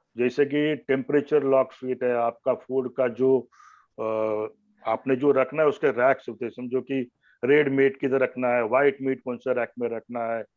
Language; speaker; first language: Hindi; non-native, local second language; Marathi